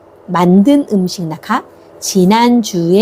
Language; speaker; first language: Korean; non-native, fluent; Thai